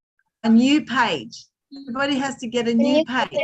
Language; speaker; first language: English; native; English